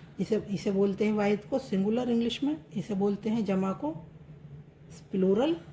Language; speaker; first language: Hindi; native; Hindi